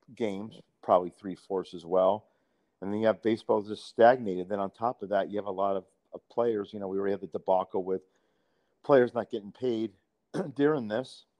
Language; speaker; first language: English; native; English